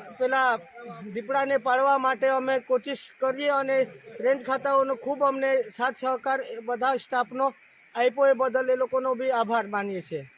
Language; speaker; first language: Gujarati; non-native, local second language; Bhili